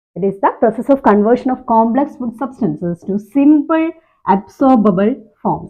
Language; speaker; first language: English; non-native, local second language; Malayalam